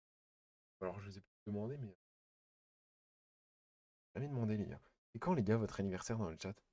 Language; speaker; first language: French; native; French